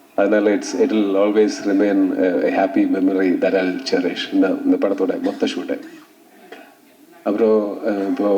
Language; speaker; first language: Tamil; non-native, learner; Malayalam